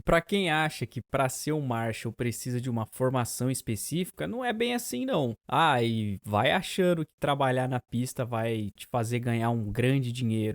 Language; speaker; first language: Portuguese; native; Portuguese